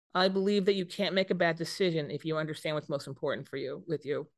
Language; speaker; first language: English; native; English